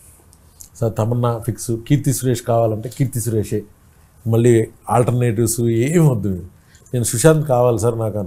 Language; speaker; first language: Telugu; native; Telugu